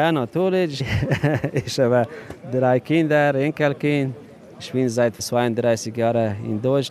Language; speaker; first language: German; non-native, learner; Persian